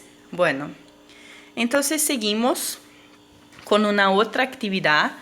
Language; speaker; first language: Spanish; non-native, fluent; Portuguese